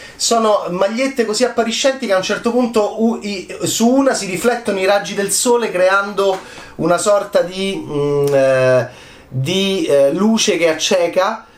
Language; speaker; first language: Italian; native; Italian